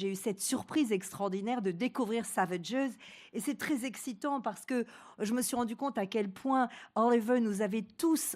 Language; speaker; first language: French; native; French